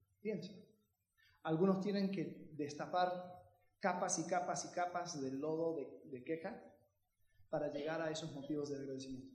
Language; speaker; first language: Spanish; early bilingual, heritage; Spanish